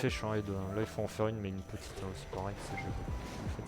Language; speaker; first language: French; native; French